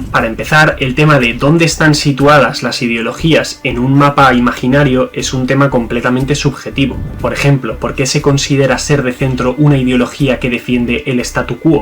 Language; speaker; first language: Spanish; native; Spanish